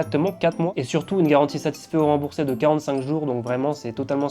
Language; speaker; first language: French; native; French